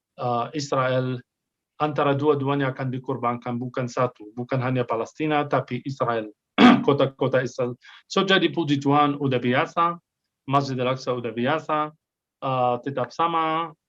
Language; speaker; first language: Indonesian; non-native, fluent; Arabic